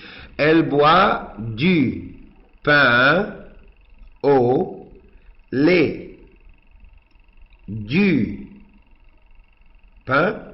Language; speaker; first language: French; non-native, fluent; Arabic